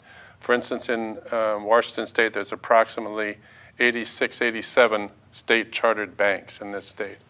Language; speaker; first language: English; native; English